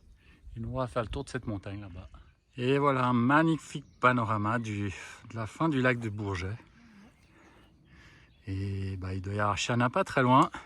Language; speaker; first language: French; native; French